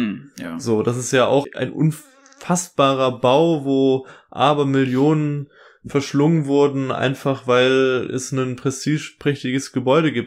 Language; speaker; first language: German; native; German